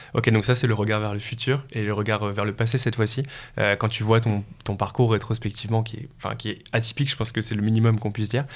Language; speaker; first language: French; native; French